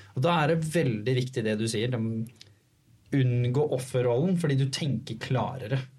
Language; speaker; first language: Norwegian; native; Norwegian